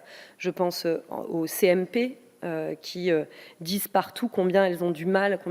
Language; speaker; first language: French; native; French